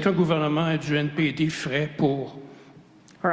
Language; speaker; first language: French; native; French